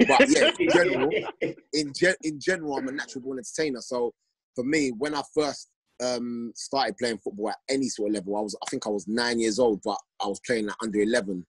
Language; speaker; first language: English; native; English